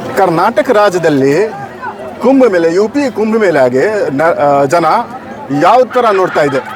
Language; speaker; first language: Kannada; non-native, learner; Hindi